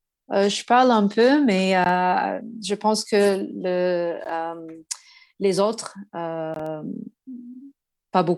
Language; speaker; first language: French; non-native, learner; English